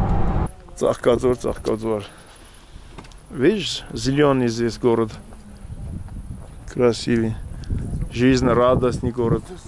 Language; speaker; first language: Russian; non-native, learner; Armenian